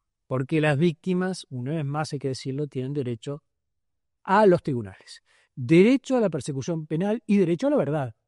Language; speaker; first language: Spanish; native; Spanish